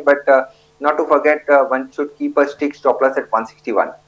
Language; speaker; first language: English; non-native, local second language; Hindi